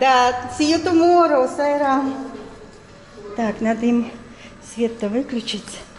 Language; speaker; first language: Russian; native; Russian